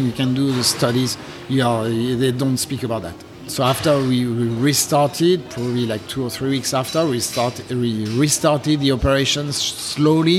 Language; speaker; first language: English; non-native, fluent; French